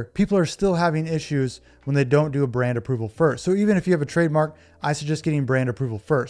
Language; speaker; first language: English; native; English